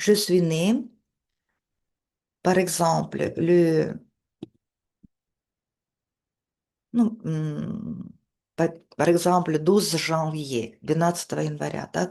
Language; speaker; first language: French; non-native, fluent; Russian